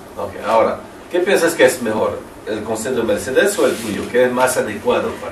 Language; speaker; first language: Spanish; non-native, learner; French